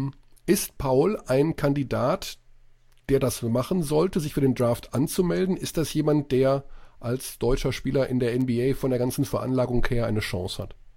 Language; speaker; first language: German; native; German